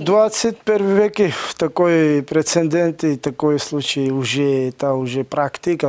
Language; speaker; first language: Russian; non-native, learner; Georgian